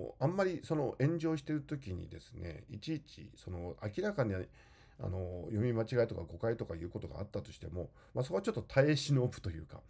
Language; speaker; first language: Japanese; native; Japanese